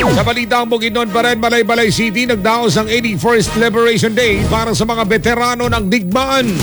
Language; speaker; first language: Filipino; non-native, local second language; Cebuano